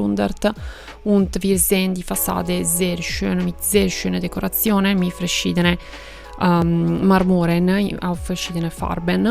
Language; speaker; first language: German; non-native, fluent; Italian